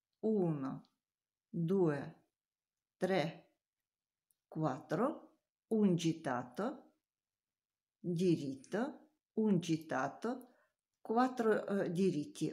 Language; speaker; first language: Italian; non-native, learner; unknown